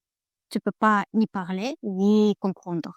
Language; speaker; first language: French; non-native, learner; Russian